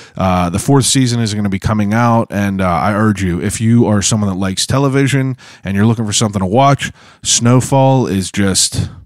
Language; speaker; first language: English; native; English